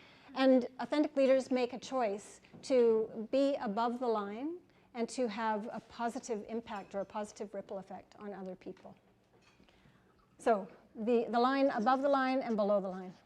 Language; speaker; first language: English; native; English